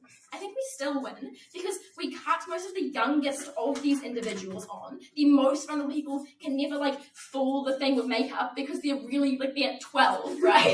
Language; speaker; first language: English; native; English